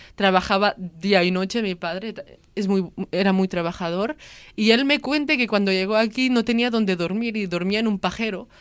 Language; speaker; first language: Spanish; native; Spanish